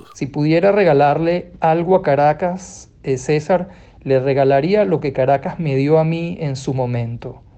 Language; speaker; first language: Spanish; native; Spanish